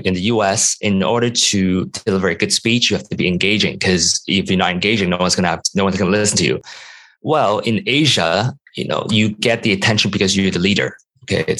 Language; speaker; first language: English; non-native, local second language; Cantonese